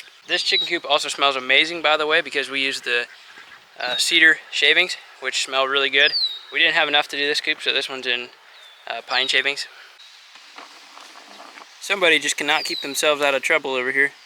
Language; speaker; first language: English; native; English